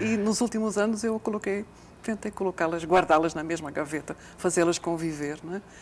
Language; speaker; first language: Portuguese; native; Portuguese